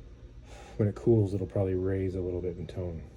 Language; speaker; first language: English; native; English